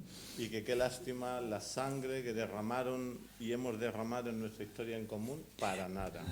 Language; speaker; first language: Spanish; native; Spanish